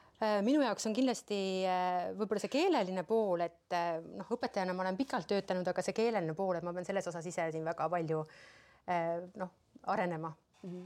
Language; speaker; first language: Estonian; non-native, local second language; Russian